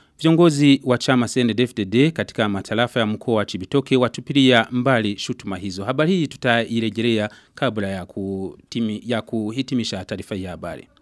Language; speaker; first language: Swahili; non-native, local second language; Rundi